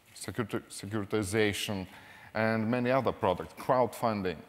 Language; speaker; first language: English; non-native, fluent; Lithuanian